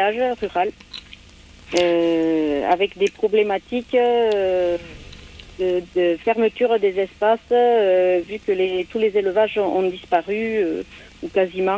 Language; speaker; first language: French; native; French